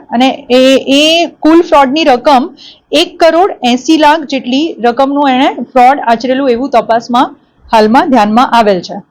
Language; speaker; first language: Gujarati; native; Gujarati